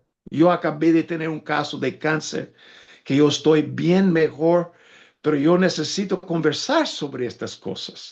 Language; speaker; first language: Spanish; non-native, fluent; English